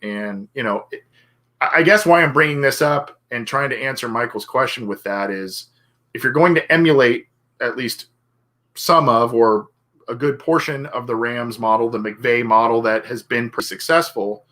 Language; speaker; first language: English; native; English